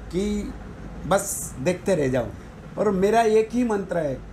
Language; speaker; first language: Hindi; non-native, local second language; Gujarati